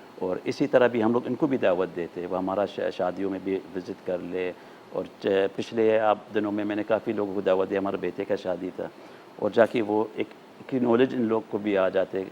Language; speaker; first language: Urdu; non-native, fluent; Arabic